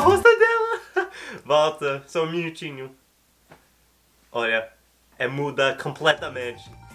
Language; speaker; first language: Portuguese; non-native, learner; English